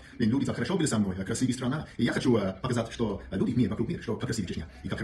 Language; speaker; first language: Russian; non-native, learner; English